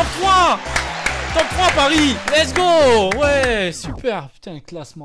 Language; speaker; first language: French; native; French